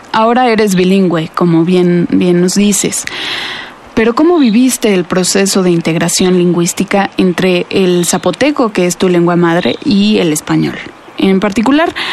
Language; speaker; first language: Spanish; native; Spanish